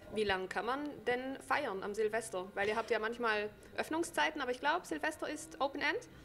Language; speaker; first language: German; native; German